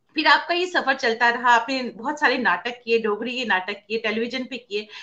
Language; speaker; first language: Hindi; native; Hindi